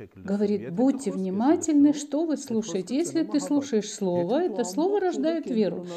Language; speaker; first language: Russian; non-native, local second language; Armenian